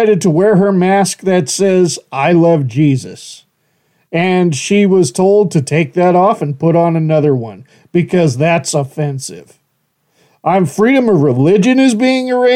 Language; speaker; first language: English; native; English